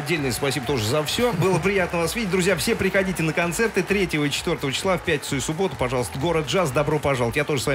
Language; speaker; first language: Russian; native; Russian